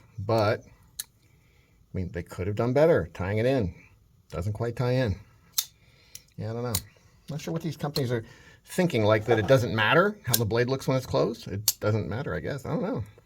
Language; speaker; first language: English; native; English